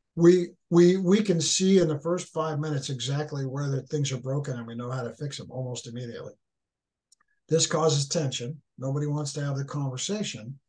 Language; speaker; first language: English; native; English